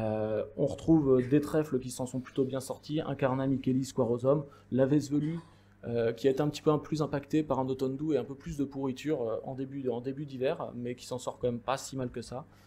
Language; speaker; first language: French; native; French